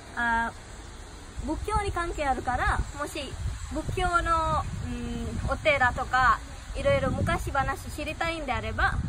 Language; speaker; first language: Japanese; non-native, fluent; Sinhala